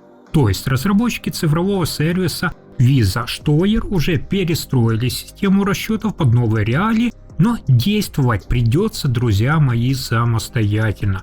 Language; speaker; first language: Russian; native; Russian